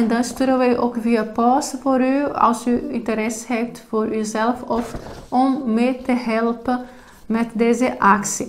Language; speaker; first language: Dutch; non-native, fluent; Portuguese